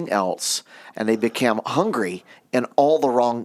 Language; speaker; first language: English; native; English